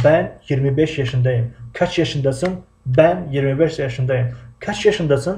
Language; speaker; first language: Turkish; non-native, fluent; Tajik